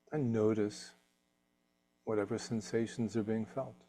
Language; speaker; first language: English; native; English